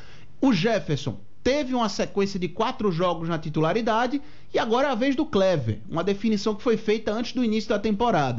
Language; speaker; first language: Portuguese; native; Portuguese